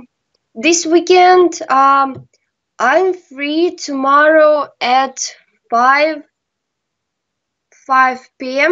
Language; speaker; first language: English; non-native, learner; Russian